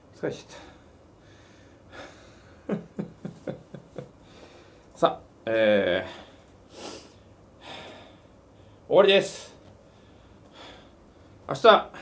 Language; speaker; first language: Japanese; native; Japanese